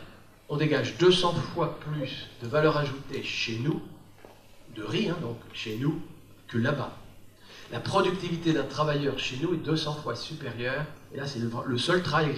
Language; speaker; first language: French; native; French